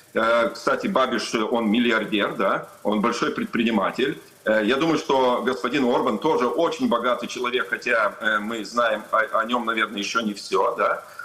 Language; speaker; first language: Russian; non-native, local second language; Lithuanian